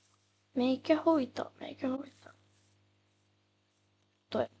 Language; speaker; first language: Finnish; native; Finnish